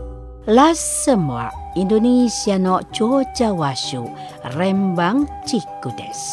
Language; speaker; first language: Japanese; non-native, fluent; Indonesian